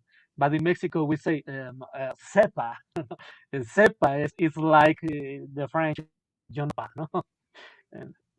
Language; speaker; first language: English; non-native, learner; Spanish